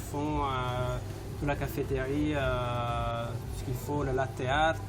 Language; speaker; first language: French; non-native, fluent; Italian